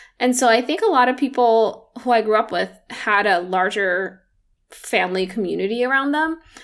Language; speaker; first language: English; early bilingual, other home language; Spanish